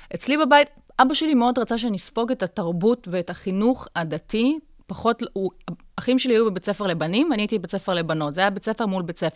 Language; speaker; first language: Hebrew; early bilingual, other home language; Russian